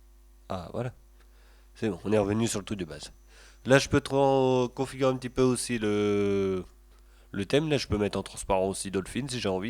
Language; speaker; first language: French; native; French